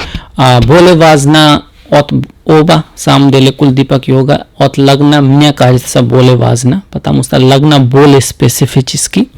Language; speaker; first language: Russian; non-native, learner; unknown